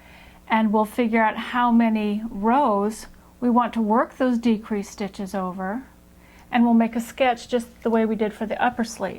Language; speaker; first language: English; native; English